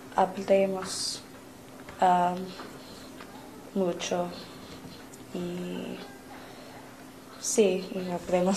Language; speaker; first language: Spanish; non-native, learner; English